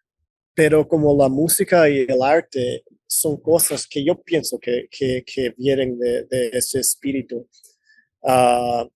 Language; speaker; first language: Spanish; non-native, fluent; English